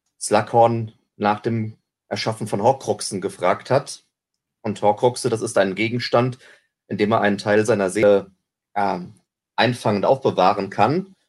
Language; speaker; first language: German; native; German